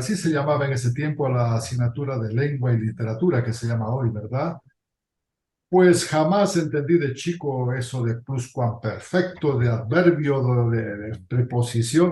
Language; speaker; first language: Spanish; native; Spanish